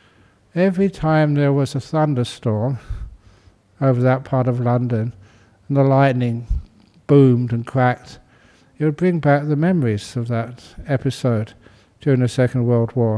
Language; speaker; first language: English; native; English